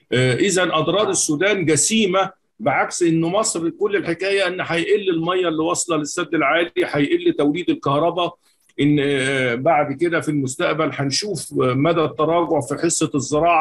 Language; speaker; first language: Arabic; native; Arabic